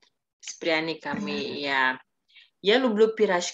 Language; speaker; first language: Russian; non-native, fluent; Indonesian